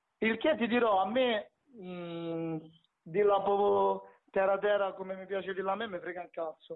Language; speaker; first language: Italian; early bilingual, other home language; Romanian